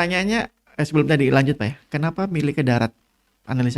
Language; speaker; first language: Indonesian; native; Indonesian